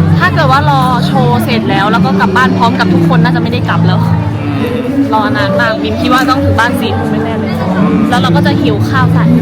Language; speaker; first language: Thai; native; Thai